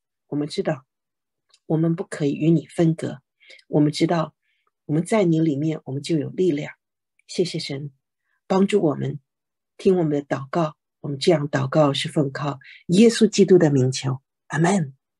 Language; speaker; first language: Chinese; native; Chinese